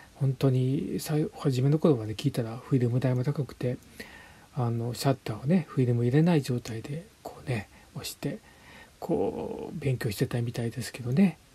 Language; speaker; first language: Japanese; native; Japanese